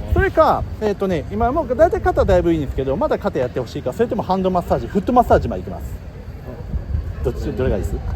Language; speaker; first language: Japanese; native; Japanese